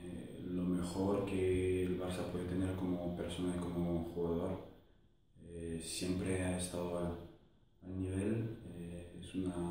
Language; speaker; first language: Spanish; non-native, fluent; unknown